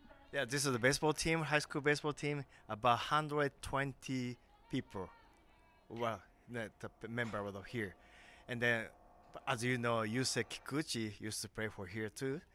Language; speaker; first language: English; non-native, fluent; Japanese